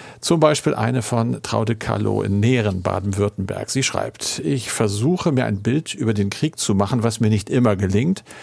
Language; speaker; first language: German; native; German